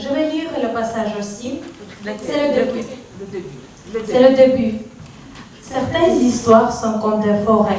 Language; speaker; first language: French; non-native, fluent; Georgian